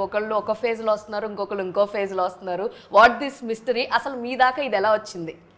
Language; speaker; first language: Telugu; native; Telugu